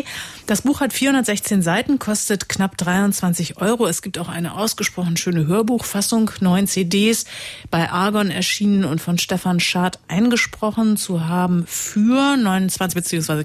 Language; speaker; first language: German; native; German